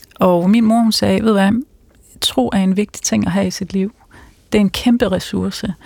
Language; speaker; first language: Danish; early bilingual, other home language; Persian